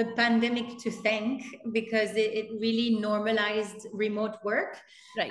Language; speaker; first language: English; non-native, fluent; French